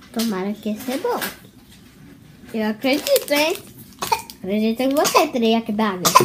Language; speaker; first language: Portuguese; early bilingual, heritage; Portuguese